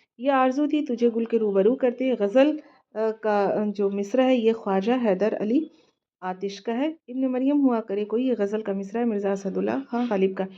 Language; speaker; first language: Urdu; native; Urdu